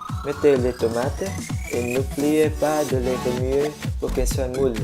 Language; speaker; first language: French; non-native, learner; Vietnamese